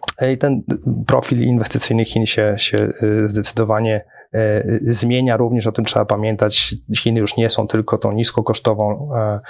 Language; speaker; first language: Polish; native; Polish